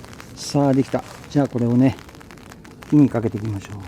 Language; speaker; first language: Japanese; native; Japanese